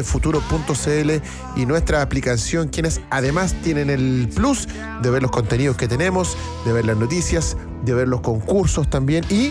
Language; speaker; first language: Spanish; native; Spanish